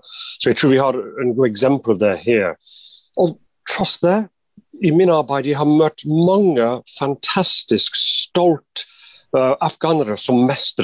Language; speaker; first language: Norwegian; non-native, fluent; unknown